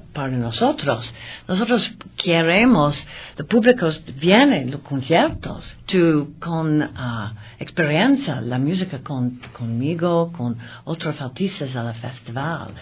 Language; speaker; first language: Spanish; non-native, learner; English